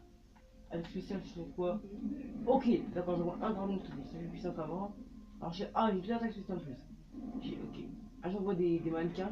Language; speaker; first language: French; native; French